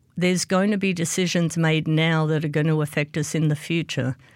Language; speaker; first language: English; native; English